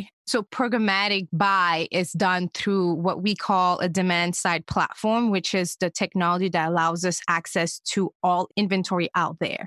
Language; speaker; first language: English; non-native, fluent; French